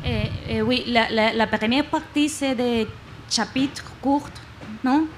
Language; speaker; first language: French; non-native, learner; Spanish